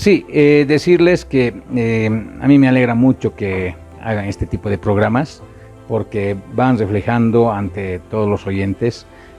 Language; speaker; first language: Spanish; native; Spanish